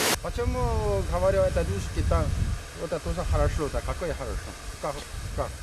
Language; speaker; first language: Russian; non-native, learner; Korean